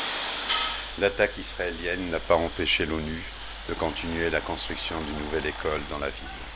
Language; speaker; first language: French; native; French